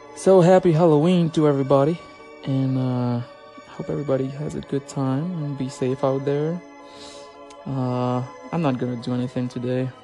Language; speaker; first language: English; non-native, fluent; French